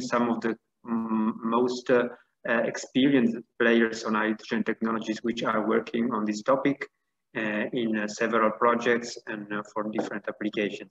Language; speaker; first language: English; non-native, fluent; Italian